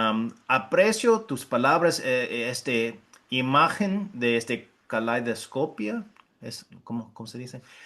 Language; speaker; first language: Spanish; non-native, fluent; English